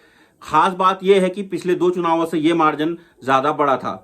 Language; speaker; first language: Hindi; native; Hindi